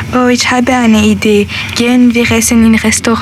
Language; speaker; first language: German; non-native, learner; French